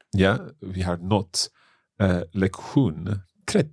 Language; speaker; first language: Swedish; non-native, learner; English